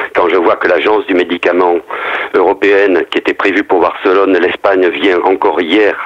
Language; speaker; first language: French; native; French